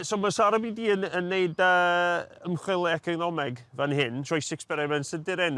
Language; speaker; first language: Welsh; non-native, local second language; English